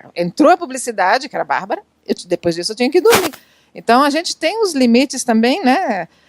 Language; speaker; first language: Portuguese; non-native, fluent; Italian